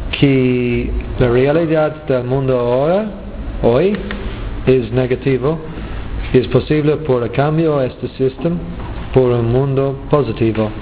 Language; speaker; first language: Spanish; non-native, learner; English